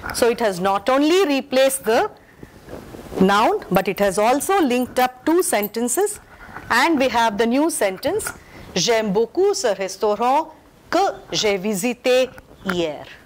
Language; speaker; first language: English; non-native, local second language; Telugu